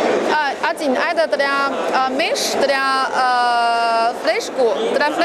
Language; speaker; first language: Russian; non-native, learner; Chinese